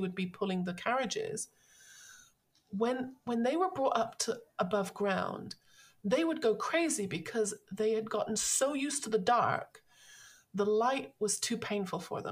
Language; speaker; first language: English; native; English